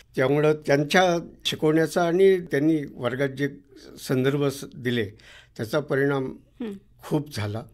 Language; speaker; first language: Marathi; native; Marathi